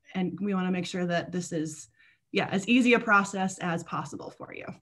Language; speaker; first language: English; native; English